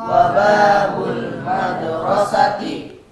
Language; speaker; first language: Arabic; non-native, learner; Indonesian